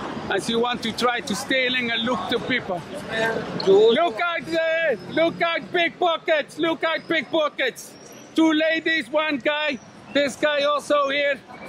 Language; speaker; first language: English; non-native, learner; Dutch